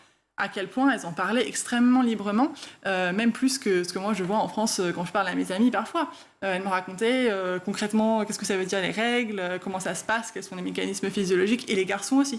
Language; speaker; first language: French; native; French